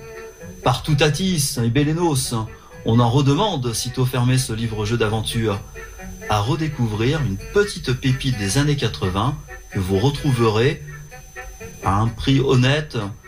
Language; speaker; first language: French; native; French